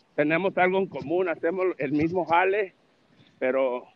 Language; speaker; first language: Spanish; early bilingual, heritage; Spanish